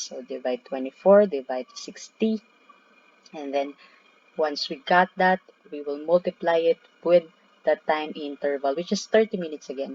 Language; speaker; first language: English; non-native, local second language; Filipino